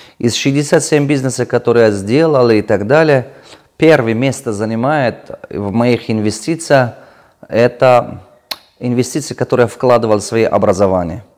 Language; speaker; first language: Russian; non-native, local second language; Tajik